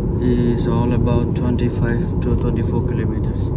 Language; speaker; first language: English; non-native, learner; Bangla